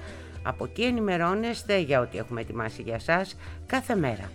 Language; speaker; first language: Greek; native; Greek